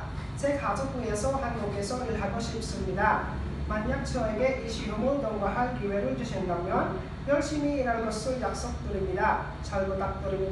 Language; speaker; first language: Korean; non-native, learner; Filipino